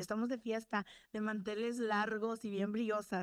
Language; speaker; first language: Spanish; early bilingual, other home language; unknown